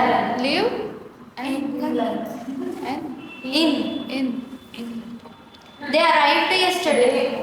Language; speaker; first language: English; non-native, learner; Hindi